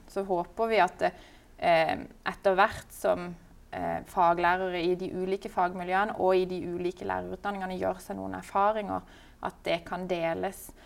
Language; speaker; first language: Norwegian; native; Norwegian